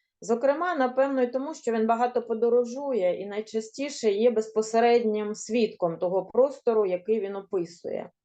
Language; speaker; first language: Ukrainian; native; Ukrainian